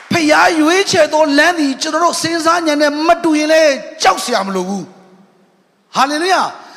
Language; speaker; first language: Burmese; non-native, local second language; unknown